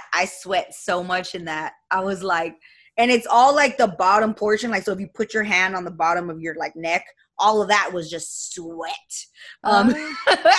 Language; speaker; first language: English; native; English